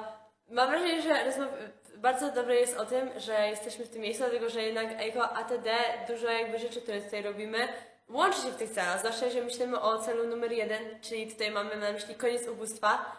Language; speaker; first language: Polish; native; Polish